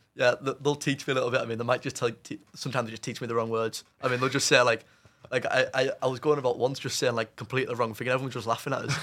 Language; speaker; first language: English; native; English